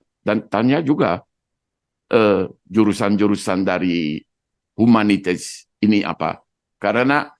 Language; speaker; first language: Indonesian; non-native, fluent; Dutch